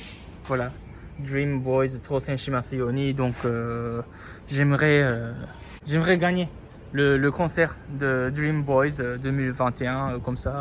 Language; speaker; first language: French; non-native, fluent; Japanese